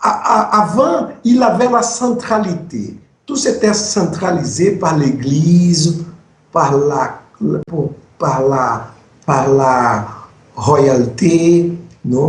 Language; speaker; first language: French; non-native, fluent; Portuguese